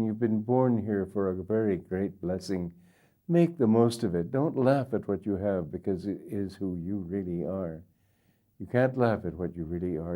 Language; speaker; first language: English; native; English